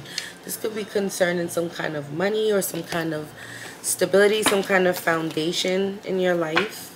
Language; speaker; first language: English; native; English